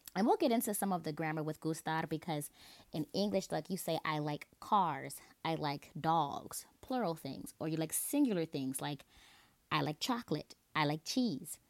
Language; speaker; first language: English; native; English